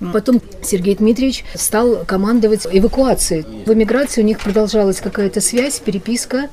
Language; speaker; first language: Russian; native; Russian